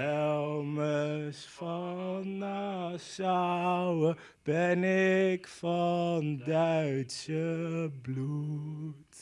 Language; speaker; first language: Dutch; native; Dutch